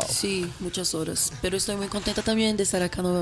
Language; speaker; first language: Spanish; non-native, fluent; Portuguese